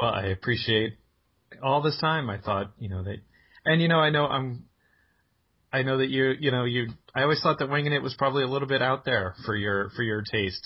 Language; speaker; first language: English; native; English